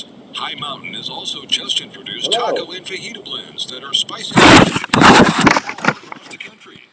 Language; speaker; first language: English; native; English